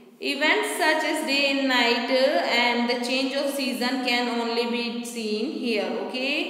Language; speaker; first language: English; non-native, local second language; Hindi